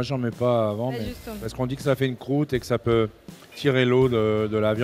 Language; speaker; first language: French; native; French